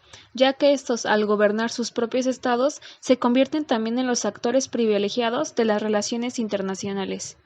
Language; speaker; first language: Spanish; native; Spanish